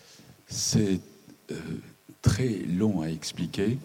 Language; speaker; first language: French; non-native, fluent; Japanese